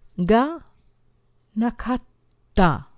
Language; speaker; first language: Japanese; non-native, fluent; English